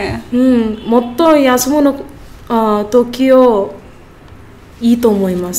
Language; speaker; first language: Japanese; non-native, learner; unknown